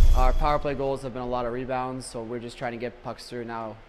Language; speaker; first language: English; native; English